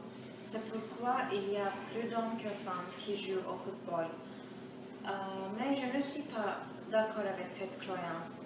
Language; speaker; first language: French; non-native, fluent; Turkish